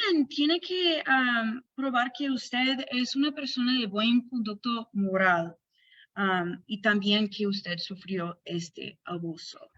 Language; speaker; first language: Spanish; non-native, fluent; English